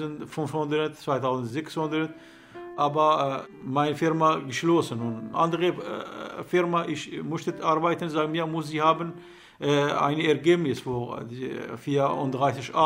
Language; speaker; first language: German; non-native, learner; Kurdish